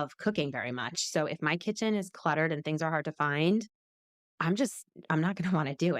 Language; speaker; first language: English; native; English